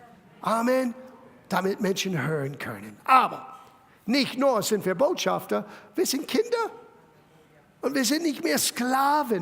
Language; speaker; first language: German; non-native, fluent; English